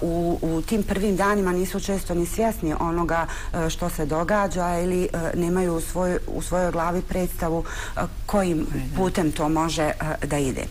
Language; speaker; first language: Bosnian; native; Bosnian